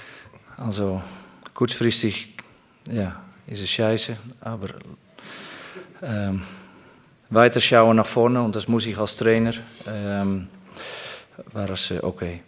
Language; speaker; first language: German; non-native, fluent; Dutch